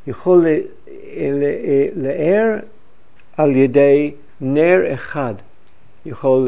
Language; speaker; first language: Hebrew; non-native, fluent; English